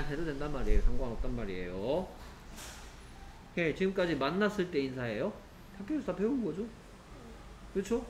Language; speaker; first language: Korean; native; Korean